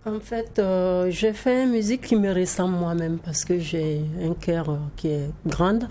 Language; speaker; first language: French; non-native, local second language; Dyula